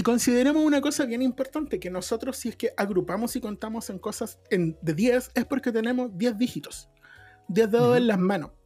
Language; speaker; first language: Spanish; native; Spanish